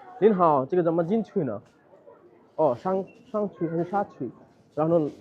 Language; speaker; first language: Chinese; non-native, fluent; Bangla